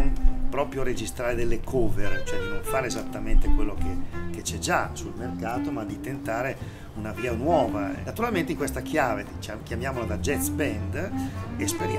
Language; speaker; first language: Italian; native; Italian